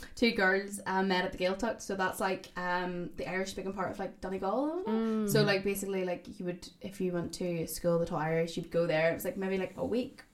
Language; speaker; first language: English; native; English